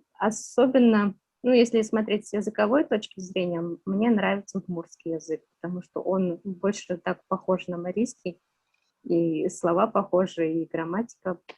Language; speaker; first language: Russian; non-native, local second language; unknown